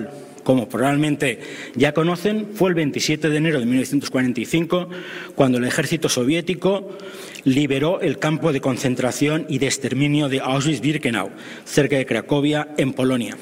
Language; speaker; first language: Spanish; native; Spanish